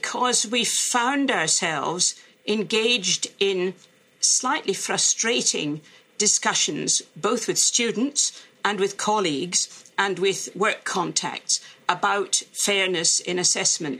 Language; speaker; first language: English; native; English